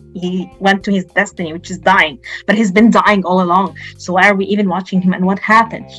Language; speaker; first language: English; non-native, fluent; Arabic